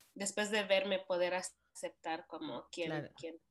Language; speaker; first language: Spanish; early bilingual, heritage; Spanish